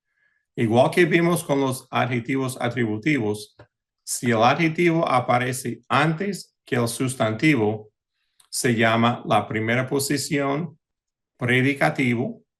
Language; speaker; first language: Spanish; early bilingual, heritage; English